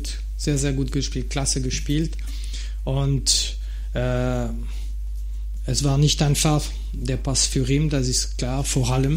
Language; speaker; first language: German; non-native, fluent; French